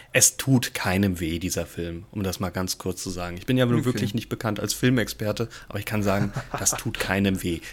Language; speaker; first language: German; non-native, fluent; English